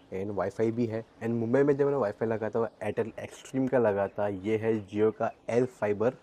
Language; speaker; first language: Hindi; non-native, local second language; Gujarati